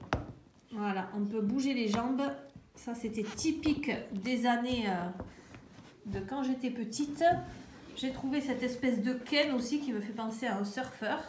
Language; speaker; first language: French; native; French